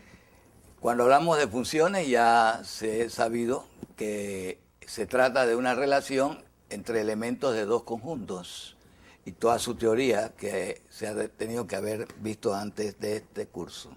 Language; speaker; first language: Spanish; native; Spanish